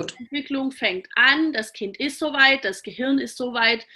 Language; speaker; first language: German; native; German